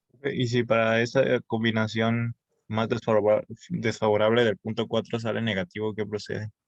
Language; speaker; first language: Spanish; native; Spanish